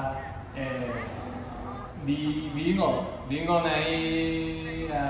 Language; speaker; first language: Vietnamese; non-native, learner; Japanese